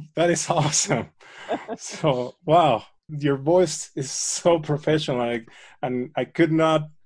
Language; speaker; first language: English; non-native, fluent; Spanish